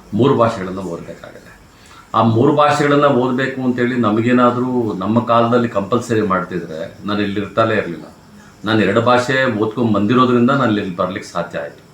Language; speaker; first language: Kannada; native; Kannada